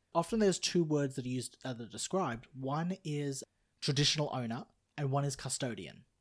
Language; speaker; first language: English; native; English